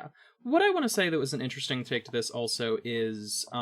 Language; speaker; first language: English; native; English